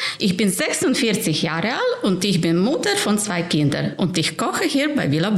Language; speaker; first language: German; non-native, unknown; Ukrainian